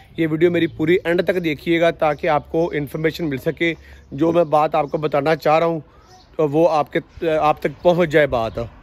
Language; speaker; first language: Urdu; non-native, local second language; Punjabi